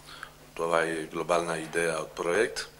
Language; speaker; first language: Bulgarian; non-native, learner; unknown